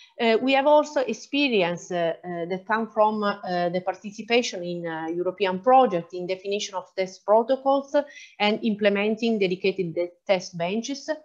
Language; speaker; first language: English; non-native, fluent; Italian